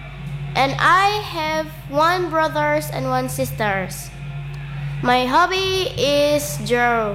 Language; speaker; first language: English; non-native, learner; Indonesian